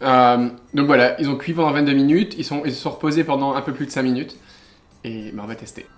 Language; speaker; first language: French; native; French